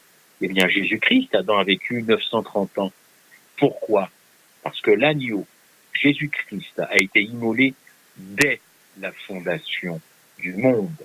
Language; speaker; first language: French; native; French